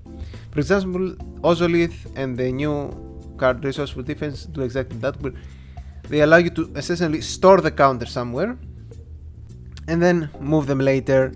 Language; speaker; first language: English; non-native, fluent; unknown